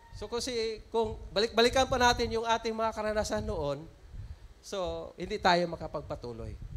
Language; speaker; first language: Filipino; non-native, local second language; Cebuano